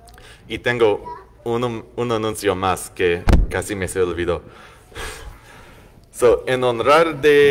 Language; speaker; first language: Spanish; non-native, fluent; English